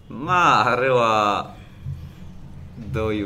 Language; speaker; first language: Japanese; non-native, learner; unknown